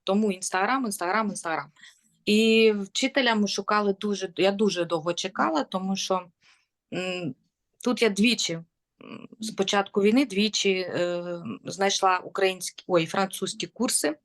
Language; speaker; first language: Ukrainian; non-native, local second language; Russian